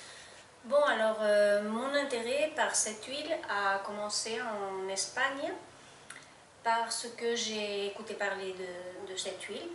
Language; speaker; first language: French; non-native, fluent; Spanish